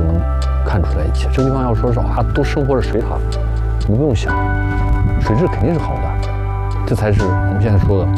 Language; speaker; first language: Chinese; native; Chinese